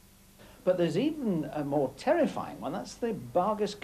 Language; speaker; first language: English; native; English